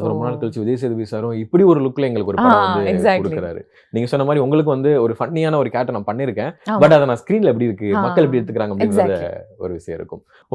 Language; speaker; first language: Tamil; native; Tamil